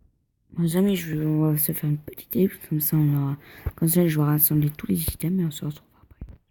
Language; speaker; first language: French; native; French